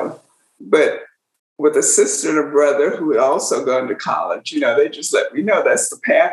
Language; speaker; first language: English; native; English